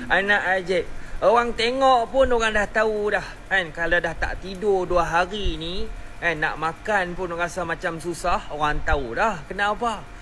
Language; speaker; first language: Malay; native; Malay